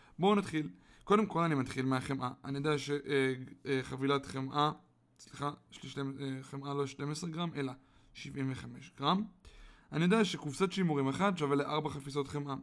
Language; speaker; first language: Hebrew; native; Hebrew